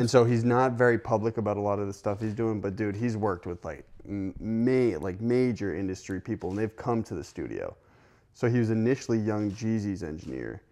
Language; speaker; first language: English; native; English